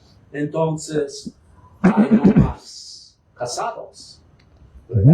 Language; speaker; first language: Spanish; non-native, learner; English